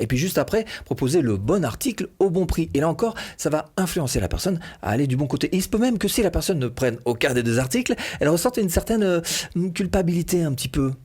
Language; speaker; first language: French; native; French